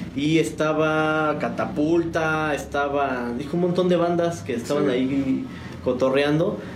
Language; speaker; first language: Spanish; native; Spanish